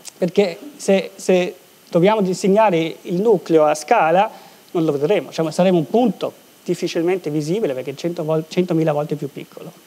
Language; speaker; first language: Italian; non-native, local second language; German